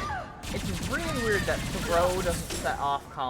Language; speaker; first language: English; native; English